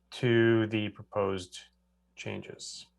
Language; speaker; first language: English; native; English